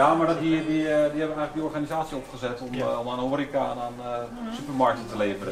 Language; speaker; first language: Dutch; native; Dutch